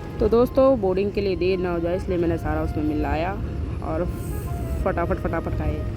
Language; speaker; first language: Hindi; native; Hindi